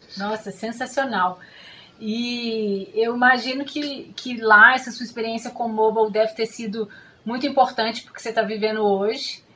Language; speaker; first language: Portuguese; native; Portuguese